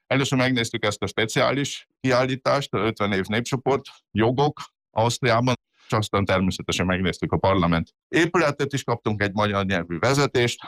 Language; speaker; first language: Hungarian; native; Hungarian